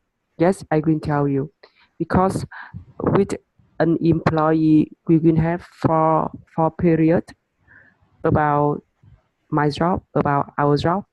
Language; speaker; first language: English; non-native, learner; Vietnamese